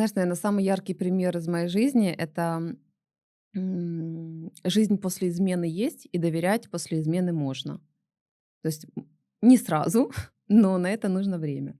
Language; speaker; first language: Russian; native; Russian